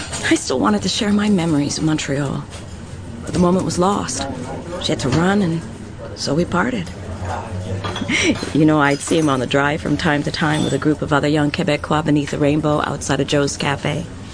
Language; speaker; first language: English; native; English